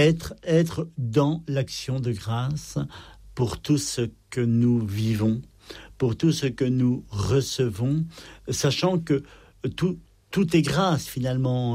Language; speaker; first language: French; native; French